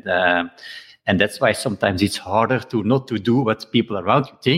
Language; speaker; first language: English; non-native, fluent; Dutch